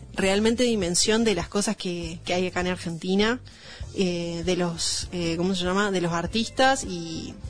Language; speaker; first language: Spanish; native; Spanish